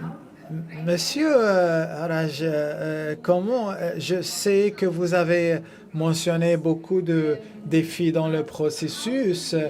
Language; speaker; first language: French; non-native, fluent; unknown